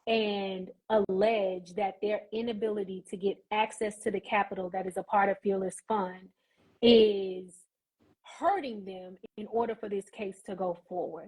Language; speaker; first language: English; native; English